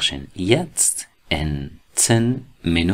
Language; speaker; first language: German; non-native, learner; Persian